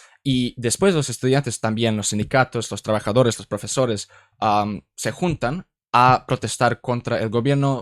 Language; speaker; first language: Spanish; non-native, learner; English